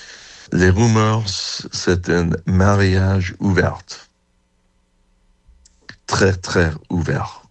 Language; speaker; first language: French; non-native, fluent; English